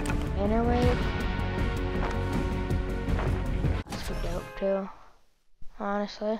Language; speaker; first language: English; native; English